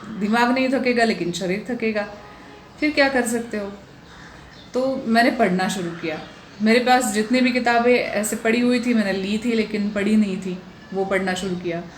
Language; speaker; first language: Hindi; non-native, local second language; Marathi